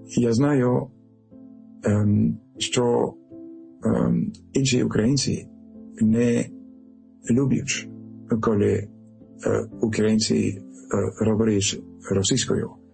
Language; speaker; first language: Ukrainian; non-native, learner; French